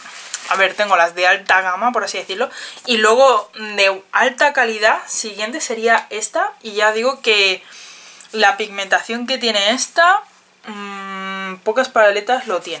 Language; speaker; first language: Spanish; native; Spanish